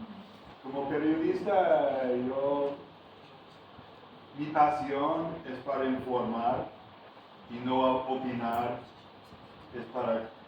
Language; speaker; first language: Spanish; non-native, fluent; English